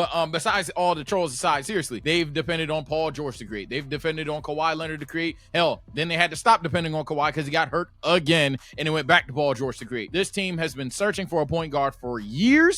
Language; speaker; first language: English; native; English